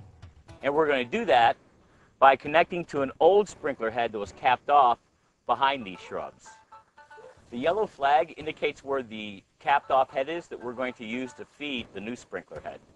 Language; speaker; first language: English; native; English